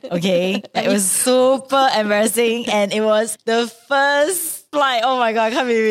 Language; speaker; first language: English; native; English